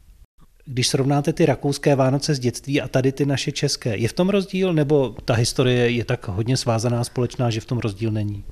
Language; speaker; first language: Czech; native; Czech